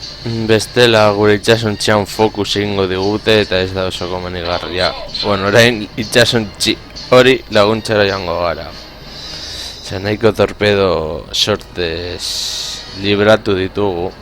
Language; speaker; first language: Basque; non-native, local second language; Spanish